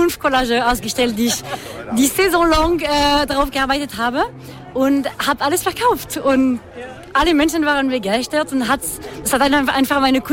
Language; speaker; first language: German; non-native, fluent; French